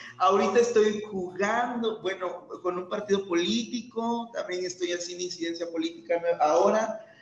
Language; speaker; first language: Spanish; native; Spanish